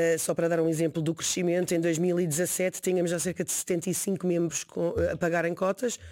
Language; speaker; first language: Portuguese; early bilingual, heritage; Portuguese